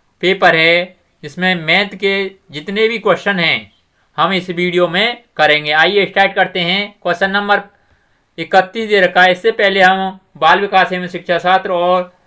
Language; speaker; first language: Hindi; native; Hindi